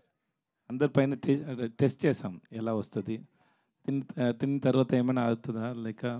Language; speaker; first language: Telugu; non-native, learner; Tamil